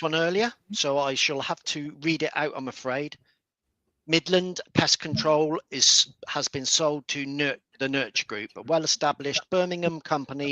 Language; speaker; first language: English; native; English